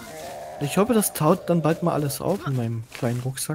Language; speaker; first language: German; native; German